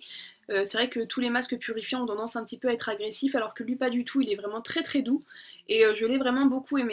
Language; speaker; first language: French; native; French